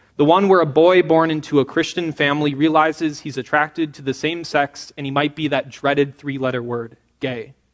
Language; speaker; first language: English; native; English